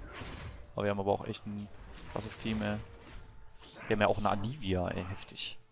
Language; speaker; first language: German; native; German